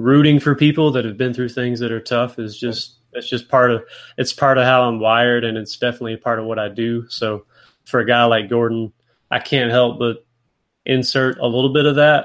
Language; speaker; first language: English; native; English